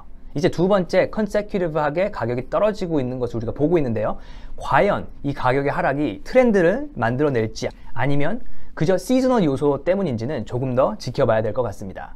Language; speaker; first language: Korean; native; Korean